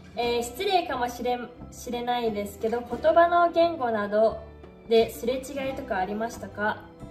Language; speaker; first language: Japanese; early bilingual, heritage; Japanese